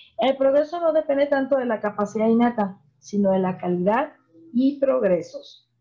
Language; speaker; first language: Spanish; native; Spanish